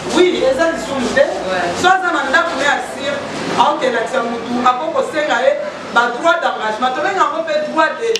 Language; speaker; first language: Lingala; native; Lingala